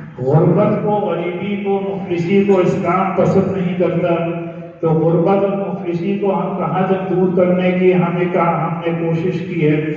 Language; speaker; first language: Urdu; native; Urdu